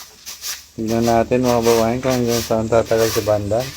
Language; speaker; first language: Filipino; native; Filipino